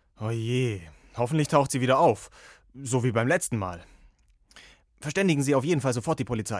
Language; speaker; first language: German; native; German